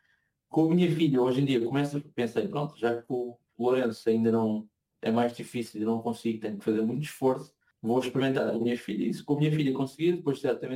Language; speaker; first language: Portuguese; native; Portuguese